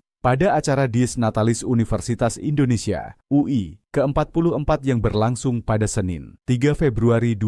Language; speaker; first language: Indonesian; native; Indonesian